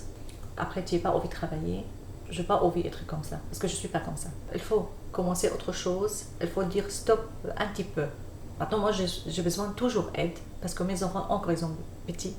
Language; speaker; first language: French; non-native, learner; Arabic